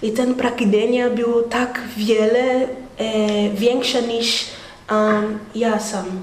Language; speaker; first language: Polish; non-native, learner; Portuguese